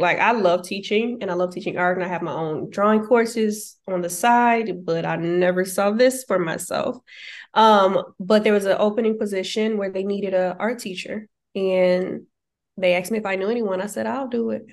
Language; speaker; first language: English; native; English